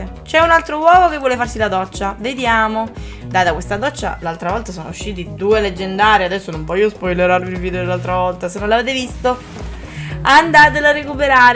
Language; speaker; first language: Italian; native; Italian